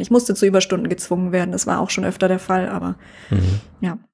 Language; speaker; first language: German; native; German